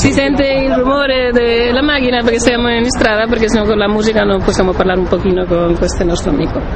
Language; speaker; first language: Italian; non-native, learner; Spanish